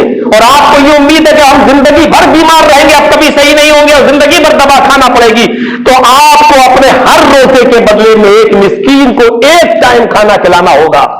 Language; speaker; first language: Urdu; native; Urdu